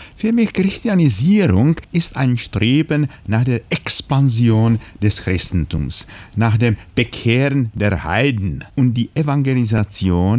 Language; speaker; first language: German; non-native, fluent; Czech